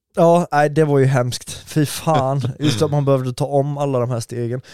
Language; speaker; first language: Swedish; early bilingual, other home language; German